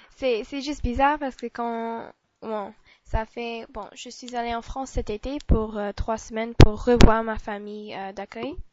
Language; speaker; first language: French; non-native, learner; English